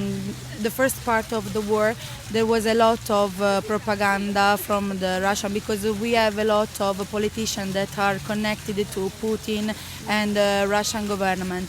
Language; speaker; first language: English; non-native, learner; Italian